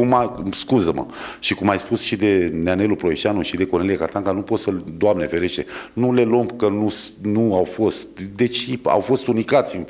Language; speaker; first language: Romanian; native; Romanian